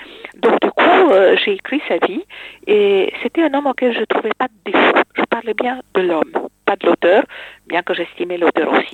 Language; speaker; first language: French; non-native, fluent; Romanian